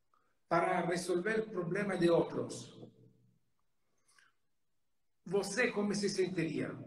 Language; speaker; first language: Spanish; non-native, fluent; Italian